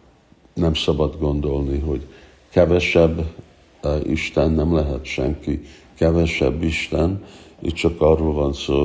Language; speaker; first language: Hungarian; early bilingual, heritage; Hungarian